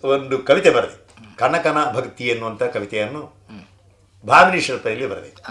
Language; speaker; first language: Kannada; non-native, local second language; Tulu